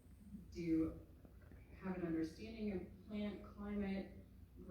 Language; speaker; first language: English; native; English